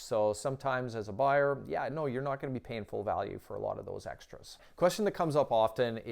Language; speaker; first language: English; native; English